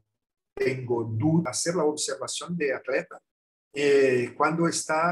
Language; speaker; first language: Spanish; non-native, learner; Portuguese